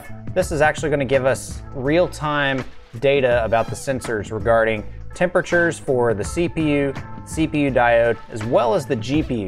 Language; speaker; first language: English; native; English